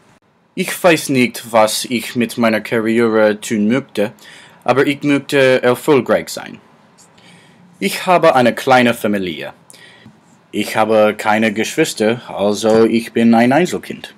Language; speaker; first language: German; non-native, learner; English